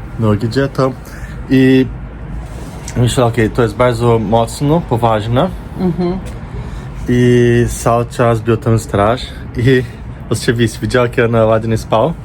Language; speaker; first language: Polish; non-native, learner; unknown